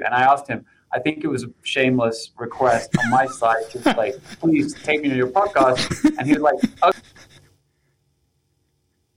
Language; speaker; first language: English; native; English